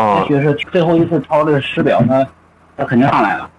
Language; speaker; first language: Chinese; native; Chinese